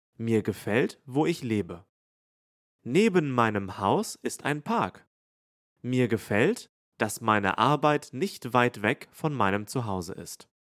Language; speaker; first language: German; native; German